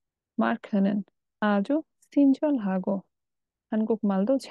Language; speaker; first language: Korean; non-native, fluent; Bangla